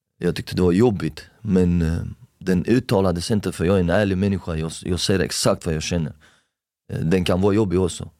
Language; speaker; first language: Swedish; early bilingual, other home language; Persian